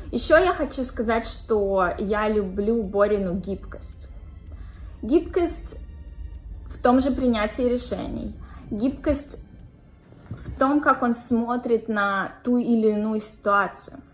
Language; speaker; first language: Russian; native; Russian